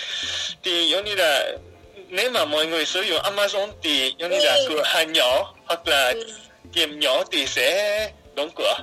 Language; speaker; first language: Vietnamese; non-native, fluent; Japanese